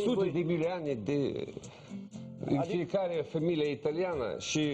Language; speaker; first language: Romanian; non-native, learner; Russian